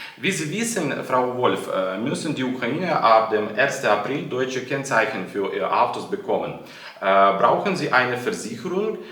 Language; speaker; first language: German; non-native, learner; Ukrainian